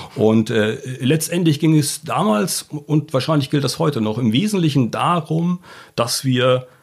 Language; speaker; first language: German; native; German